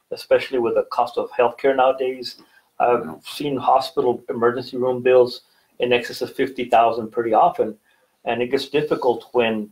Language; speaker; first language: English; native; English